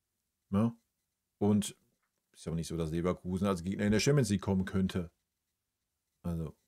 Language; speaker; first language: German; native; German